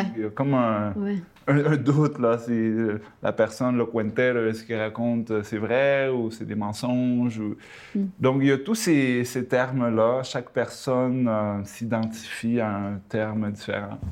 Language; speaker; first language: French; early bilingual, other home language; Spanish